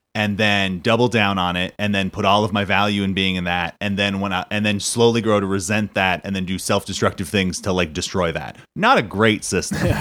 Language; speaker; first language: English; native; English